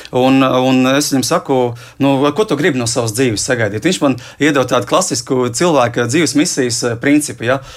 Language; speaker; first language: Latvian; native; Latvian